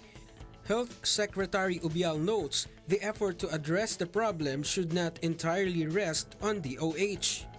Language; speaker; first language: English; non-native, local second language; Filipino